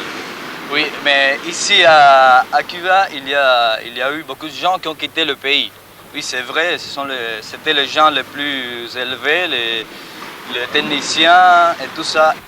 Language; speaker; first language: French; non-native, learner; Spanish